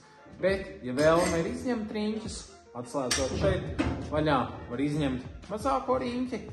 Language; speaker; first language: Latvian; native; Latvian